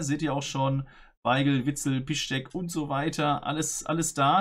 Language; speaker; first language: German; native; German